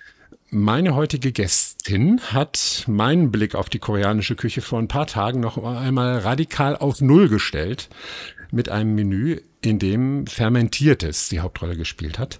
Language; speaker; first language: German; native; German